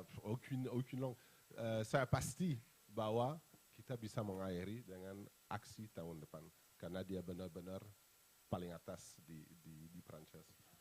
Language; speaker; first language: Indonesian; non-native, fluent; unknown